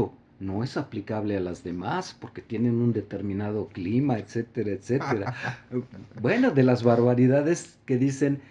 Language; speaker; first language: Spanish; native; Spanish